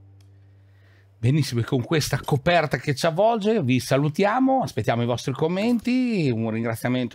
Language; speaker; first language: Italian; native; Italian